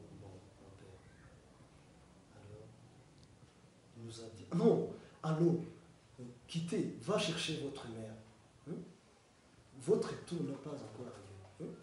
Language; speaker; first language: French; non-native, learner; Kinyarwanda